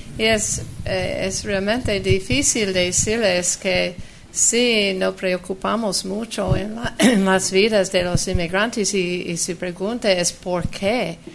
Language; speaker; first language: Spanish; non-native, fluent; English